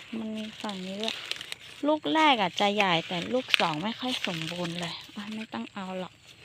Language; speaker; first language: Thai; non-native, local second language; Hmong